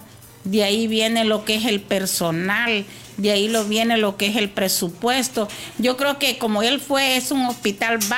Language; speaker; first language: Spanish; native; Spanish